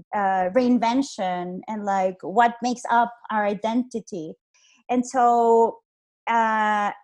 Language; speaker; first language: English; non-native, fluent; Spanish